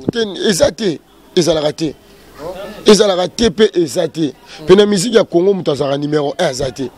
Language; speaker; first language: Lingala; native; Lingala